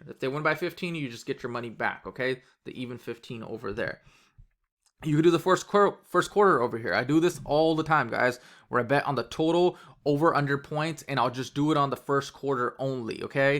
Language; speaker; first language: English; native; English